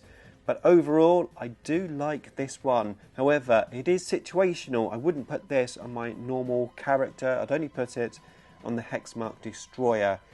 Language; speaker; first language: English; native; English